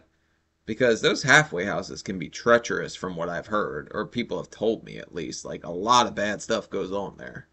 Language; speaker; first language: English; native; English